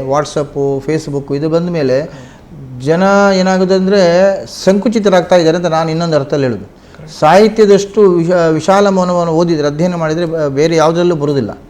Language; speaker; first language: Kannada; non-native, local second language; Konkani